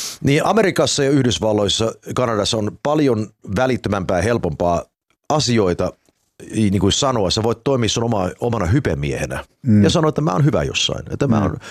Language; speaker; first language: Finnish; early bilingual, heritage; Finnish